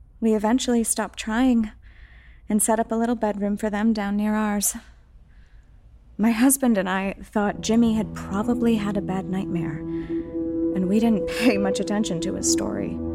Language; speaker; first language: English; native; English